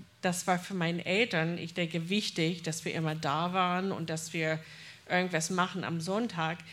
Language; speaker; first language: German; non-native, fluent; English